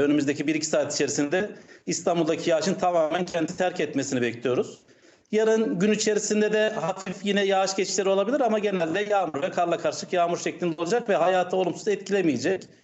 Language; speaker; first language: Turkish; native; Turkish